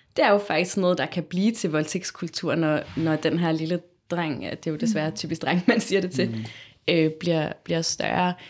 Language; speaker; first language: Danish; native; Danish